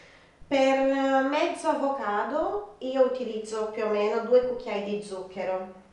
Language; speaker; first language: Italian; non-native, fluent; Portuguese